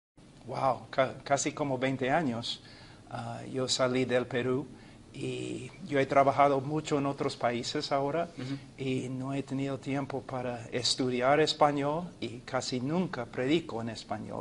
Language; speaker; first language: Spanish; non-native, fluent; English